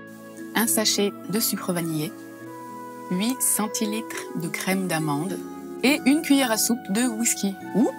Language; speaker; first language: French; native; French